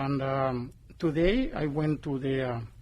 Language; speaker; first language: English; non-native, learner; Spanish